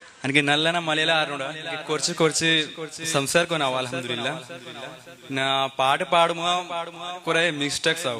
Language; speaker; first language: Malayalam; non-native, local second language; Bangla